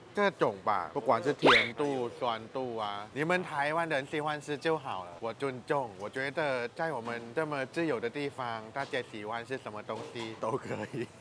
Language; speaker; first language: Chinese; non-native, fluent; Thai